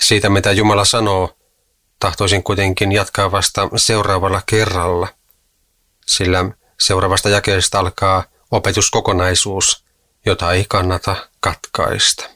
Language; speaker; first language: Finnish; native; Finnish